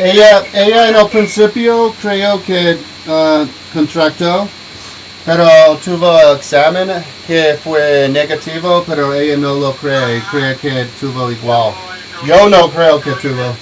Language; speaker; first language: Spanish; non-native, learner; English